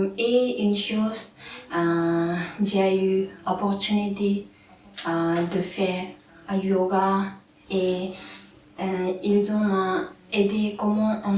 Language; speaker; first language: French; non-native, learner; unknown